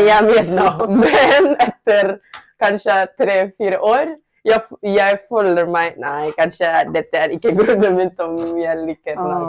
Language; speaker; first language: Norwegian; non-native, learner; Indonesian